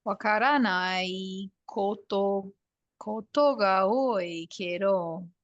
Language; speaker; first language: Japanese; non-native, learner; English